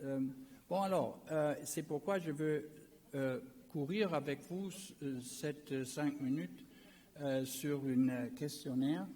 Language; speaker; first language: French; non-native, learner; German